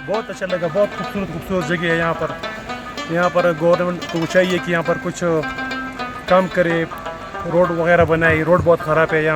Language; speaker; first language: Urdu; non-native, local second language; Pashto